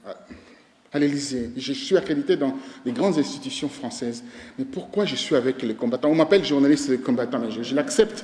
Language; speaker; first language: French; non-native, local second language; Lingala